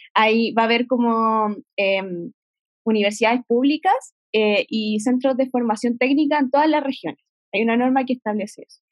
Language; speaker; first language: Spanish; native; Spanish